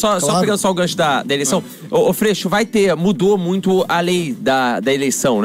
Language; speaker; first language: Portuguese; native; Portuguese